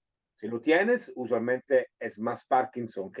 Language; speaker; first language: Spanish; non-native, fluent; Italian